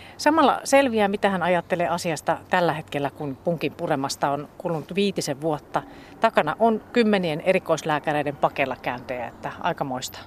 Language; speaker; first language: Finnish; native; Finnish